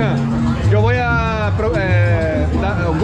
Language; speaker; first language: Spanish; non-native, learner; Portuguese